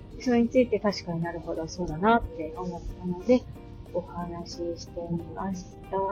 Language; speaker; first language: Japanese; native; Japanese